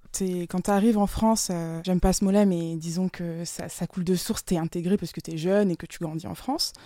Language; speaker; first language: French; native; French